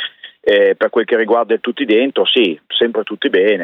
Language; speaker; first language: Italian; native; Italian